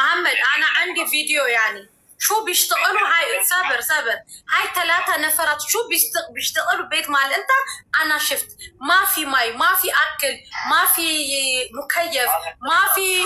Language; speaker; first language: Arabic; non-native, learner; Amharic